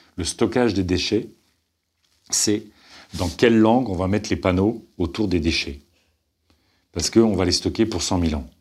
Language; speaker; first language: French; native; French